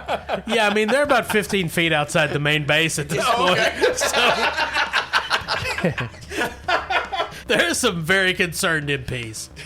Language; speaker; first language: English; native; English